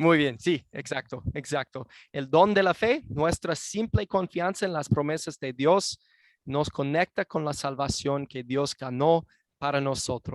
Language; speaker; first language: Spanish; non-native, fluent; English